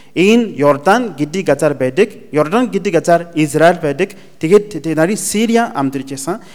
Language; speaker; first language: Mongolian; non-native, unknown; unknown